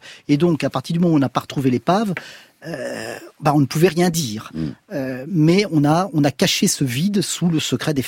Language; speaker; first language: French; native; French